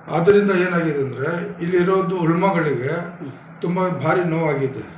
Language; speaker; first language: Kannada; non-native, local second language; Urdu